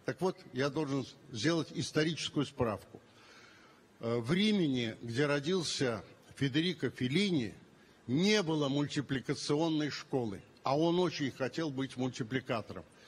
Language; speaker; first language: Russian; native; Russian